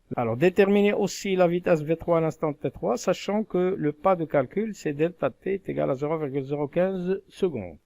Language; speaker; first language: French; non-native, local second language; Arabic